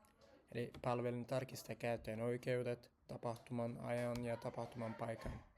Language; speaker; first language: Finnish; non-native, learner; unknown